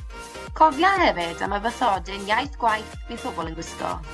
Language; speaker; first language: Welsh; native; Welsh